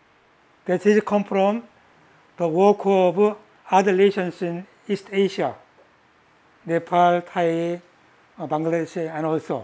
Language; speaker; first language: English; non-native, learner; Korean